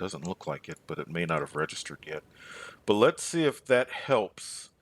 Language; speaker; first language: English; native; English